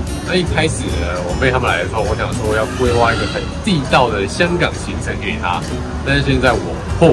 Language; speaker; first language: Chinese; native; Chinese